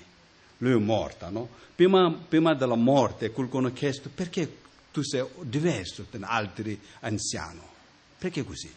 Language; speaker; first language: Italian; non-native, learner; Tibetan